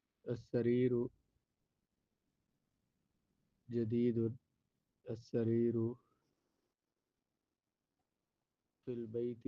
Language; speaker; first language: Arabic; non-native, fluent; Urdu